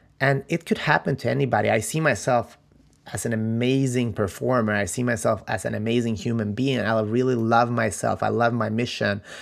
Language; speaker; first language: English; non-native, fluent; Macedonian